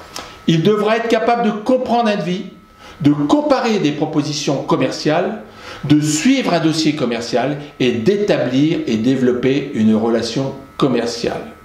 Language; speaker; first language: French; native; French